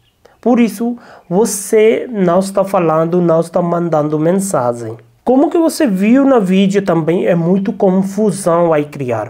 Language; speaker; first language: Portuguese; non-native, learner; Hindi